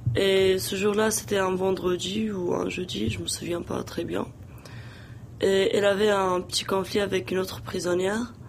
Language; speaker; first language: French; non-native, local second language; Arabic